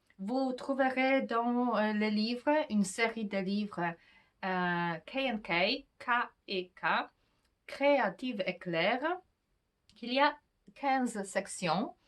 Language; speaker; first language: French; non-native, fluent; Polish